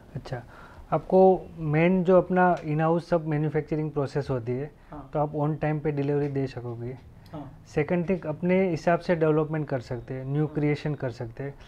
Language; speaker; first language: Hindi; non-native, local second language; Gujarati